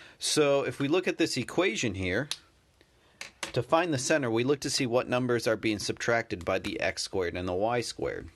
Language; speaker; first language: English; native; English